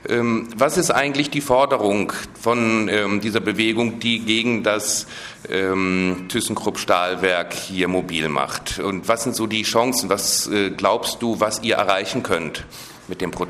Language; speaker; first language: German; native; German